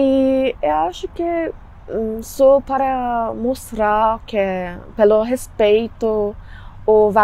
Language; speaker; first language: Portuguese; non-native, learner; Persian